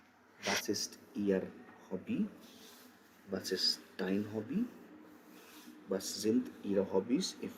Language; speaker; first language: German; non-native, fluent; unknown